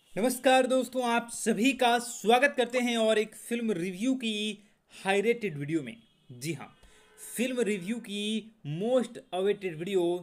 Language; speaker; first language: Hindi; native; Hindi